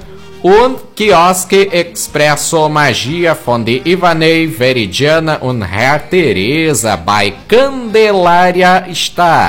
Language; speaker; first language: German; early bilingual, heritage; German